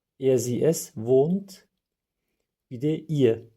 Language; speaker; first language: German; non-native, fluent; Turkish